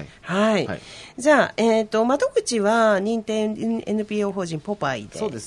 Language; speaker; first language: Japanese; native; Japanese